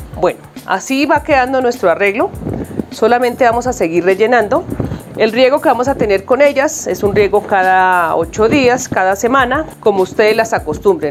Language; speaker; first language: Spanish; native; Spanish